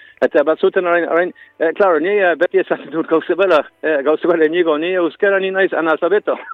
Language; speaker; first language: Basque; non-native, fluent; English